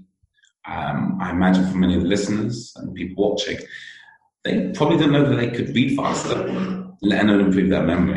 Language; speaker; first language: English; native; English